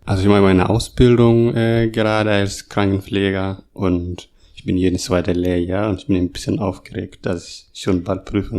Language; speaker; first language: German; non-native, learner; Masai